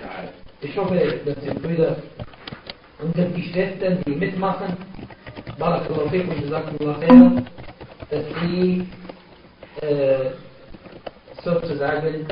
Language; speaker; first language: German; non-native, fluent; Arabic